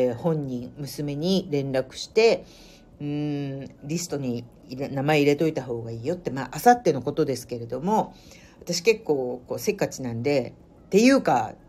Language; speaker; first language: Japanese; native; Japanese